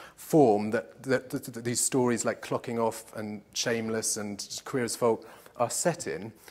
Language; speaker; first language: English; native; English